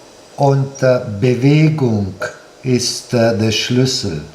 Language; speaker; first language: German; non-native, fluent; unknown